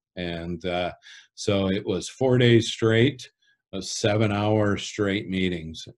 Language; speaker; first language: English; native; English